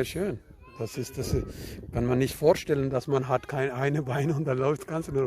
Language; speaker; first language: German; non-native, learner; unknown